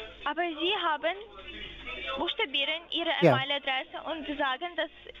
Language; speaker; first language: German; non-native, learner; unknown